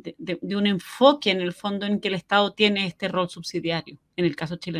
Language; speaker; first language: Spanish; native; Spanish